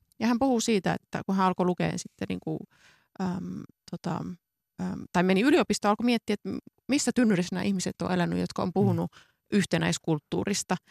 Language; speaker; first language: Finnish; native; Finnish